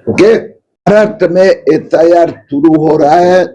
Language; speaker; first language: Hindi; non-native, local second language; Marathi